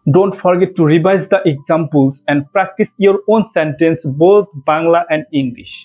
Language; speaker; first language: English; non-native, local second language; Bangla